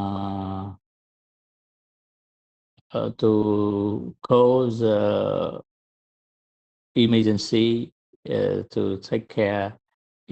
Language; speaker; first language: English; non-native, learner; Vietnamese